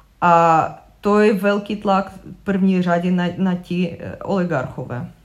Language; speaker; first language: Czech; non-native, learner; Russian